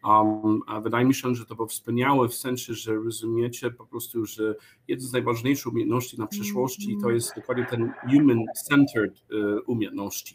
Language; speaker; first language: Polish; non-native, learner; English